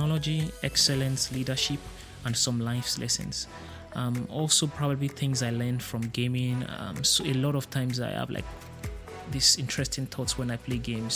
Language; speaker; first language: English; non-native, local second language; Yoruba